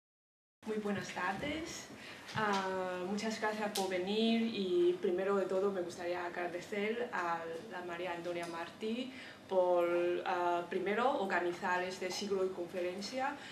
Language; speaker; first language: Spanish; non-native, fluent; Chinese